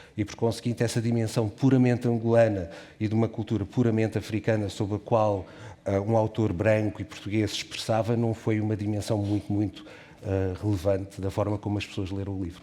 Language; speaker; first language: Portuguese; native; Portuguese